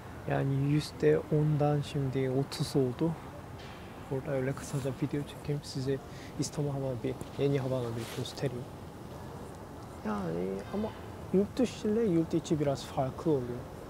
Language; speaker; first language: Turkish; non-native, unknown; Korean